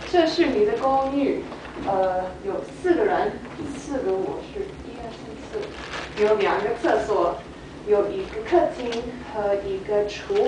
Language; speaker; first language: Chinese; non-native, learner; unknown